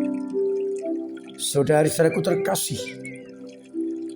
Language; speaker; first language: Indonesian; non-native, local second language; Javanese